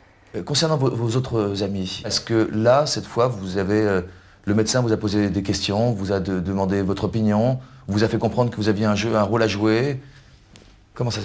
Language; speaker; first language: French; native; French